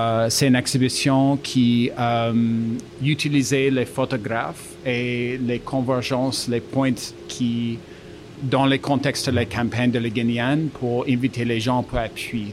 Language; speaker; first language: French; non-native, learner; English